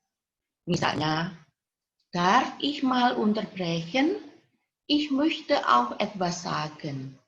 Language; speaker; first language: German; non-native, fluent; Indonesian